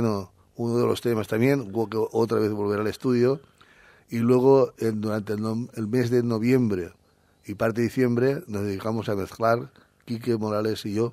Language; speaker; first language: Spanish; native; Spanish